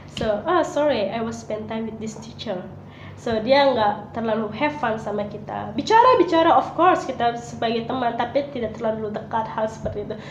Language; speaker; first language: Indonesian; non-native, local second language; Balinese